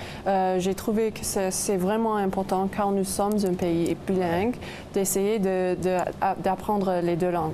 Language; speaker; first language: French; non-native, local second language; English